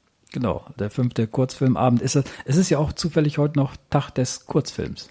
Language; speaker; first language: German; native; German